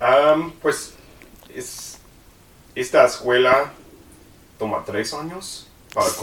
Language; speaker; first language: Spanish; non-native, learner; English